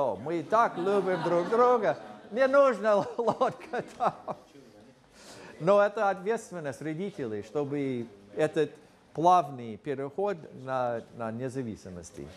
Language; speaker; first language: Russian; non-native, fluent; English